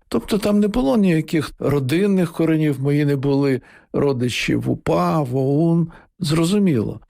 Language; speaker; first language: Ukrainian; non-native, local second language; Russian